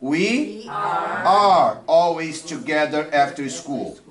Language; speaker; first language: English; non-native, fluent; Portuguese